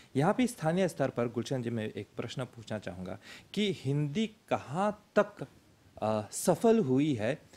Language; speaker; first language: Hindi; early bilingual, heritage; Hindi